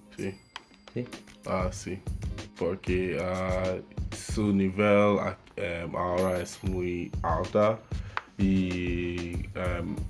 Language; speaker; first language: Spanish; non-native, learner; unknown